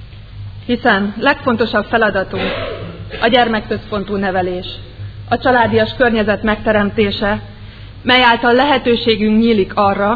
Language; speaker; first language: Hungarian; native; Hungarian